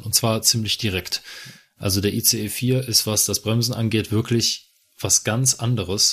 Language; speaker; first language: German; native; German